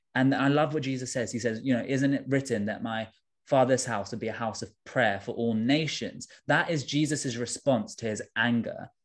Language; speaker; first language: English; native; English